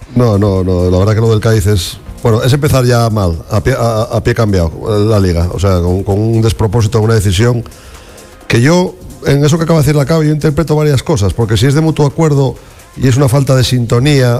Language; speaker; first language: Spanish; native; Spanish